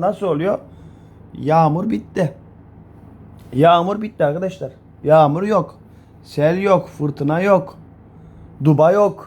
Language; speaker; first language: Turkish; native; Turkish